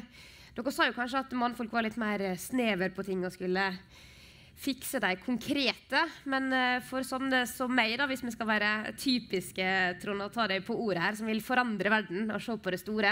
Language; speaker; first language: Norwegian; native; Norwegian